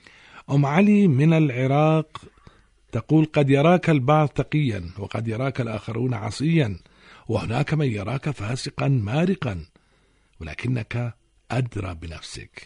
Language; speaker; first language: Arabic; native; Arabic